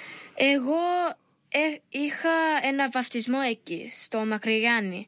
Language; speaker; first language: Greek; early bilingual, heritage; Greek